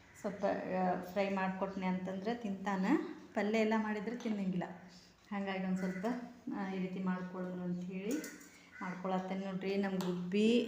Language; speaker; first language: Kannada; native; Kannada